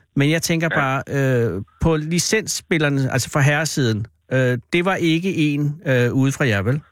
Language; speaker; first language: Danish; native; Danish